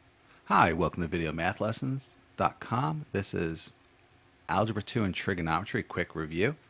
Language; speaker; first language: English; native; English